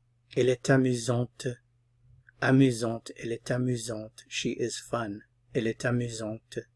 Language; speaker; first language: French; non-native, fluent; English